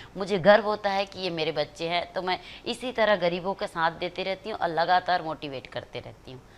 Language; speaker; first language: Hindi; native; Hindi